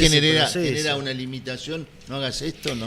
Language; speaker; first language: Spanish; native; Spanish